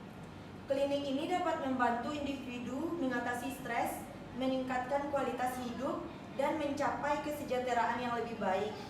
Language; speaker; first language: Indonesian; native; Indonesian